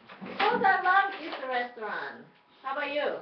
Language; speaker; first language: English; non-native, learner; Japanese